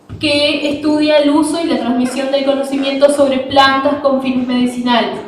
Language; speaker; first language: Spanish; native; Spanish